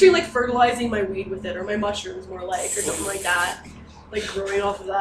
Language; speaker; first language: English; native; English